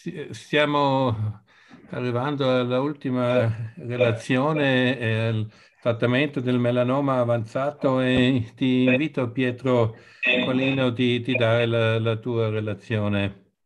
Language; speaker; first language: Italian; non-native, fluent; German